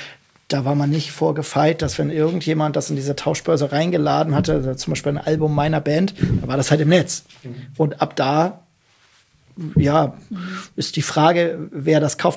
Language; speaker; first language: German; native; German